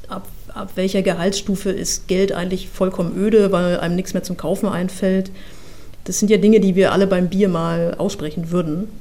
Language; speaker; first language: German; native; German